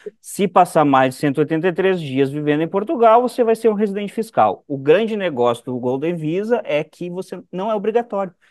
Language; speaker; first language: Portuguese; native; Portuguese